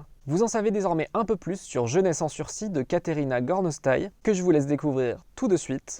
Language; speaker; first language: French; native; French